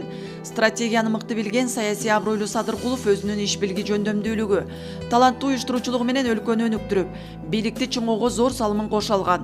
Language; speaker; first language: Kyrgyz; native; Kyrgyz